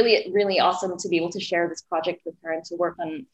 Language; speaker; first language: English; native; English